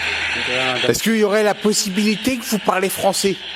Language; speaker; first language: French; native; French